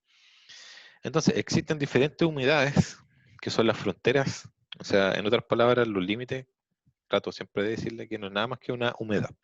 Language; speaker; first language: Spanish; native; Spanish